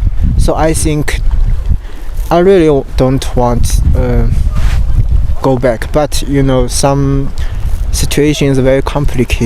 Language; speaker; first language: English; non-native, learner; Chinese